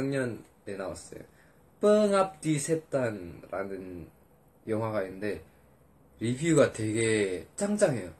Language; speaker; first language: Korean; non-native, fluent; Indonesian